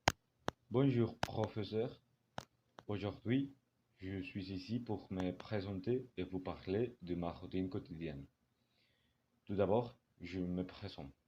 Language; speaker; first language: French; non-native, learner; Spanish